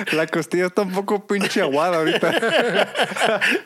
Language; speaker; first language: Spanish; early bilingual, heritage; Spanish